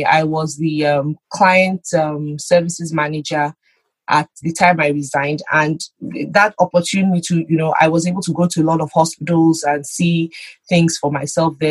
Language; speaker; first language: English; non-native, local second language; Yoruba